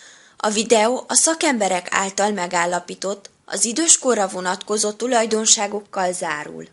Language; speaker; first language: Hungarian; native; Hungarian